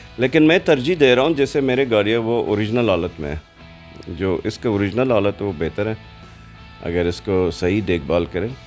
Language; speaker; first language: Urdu; non-native, local second language; Punjabi